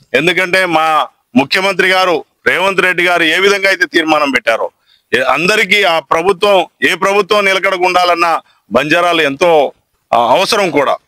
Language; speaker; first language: Telugu; non-native, local second language; Lambadi